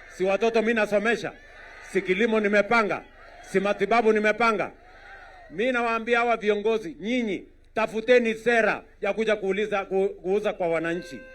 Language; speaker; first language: Swahili; non-native, local second language; Kalenjin